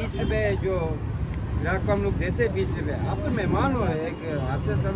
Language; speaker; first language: Hindi; non-native, fluent; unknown